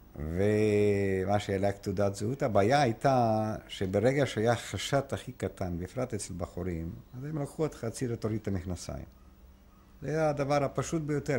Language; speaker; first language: Hebrew; non-native, fluent; Polish